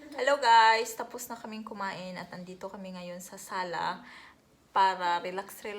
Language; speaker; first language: Filipino; non-native, local second language; Cebuano